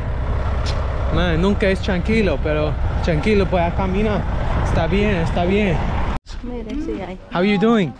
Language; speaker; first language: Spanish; non-native, learner; English